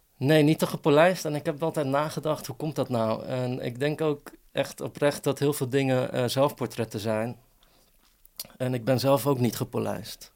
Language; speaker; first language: Dutch; early bilingual, other home language; Persian